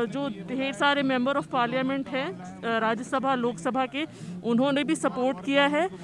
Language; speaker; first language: Hindi; native; Hindi